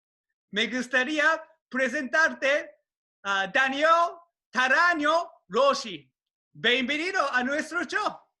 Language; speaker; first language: Spanish; non-native, fluent; Japanese